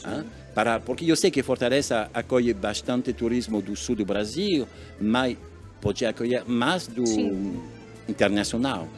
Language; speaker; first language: Portuguese; non-native, learner; French